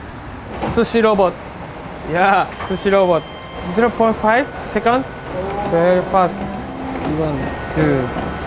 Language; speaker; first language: English; non-native, learner; Japanese